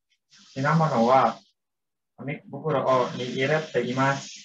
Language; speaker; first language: Japanese; non-native, learner; Indonesian